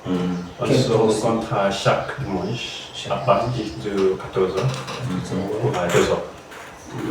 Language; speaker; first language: French; non-native, learner; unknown